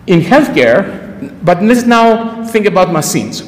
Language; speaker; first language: English; non-native, fluent; Greek